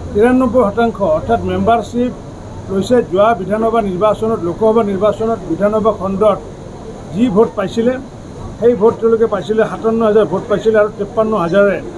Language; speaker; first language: Assamese; native; Assamese